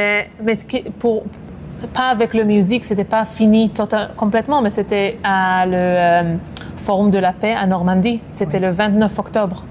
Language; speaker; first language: French; non-native, fluent; Hebrew